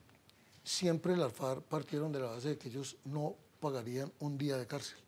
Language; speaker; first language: Spanish; native; Spanish